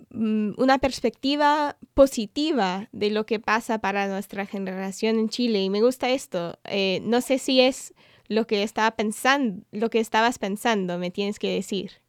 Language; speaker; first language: Spanish; non-native, fluent; English